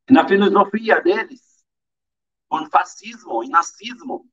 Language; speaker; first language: Portuguese; non-native, fluent; Arabic